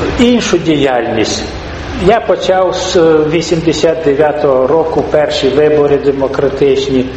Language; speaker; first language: Ukrainian; native; Ukrainian